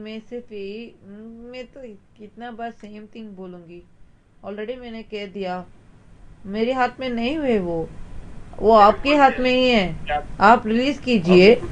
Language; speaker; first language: Hindi; non-native, local second language; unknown